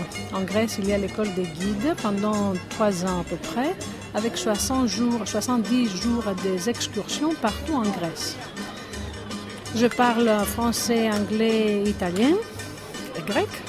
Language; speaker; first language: French; non-native, fluent; Greek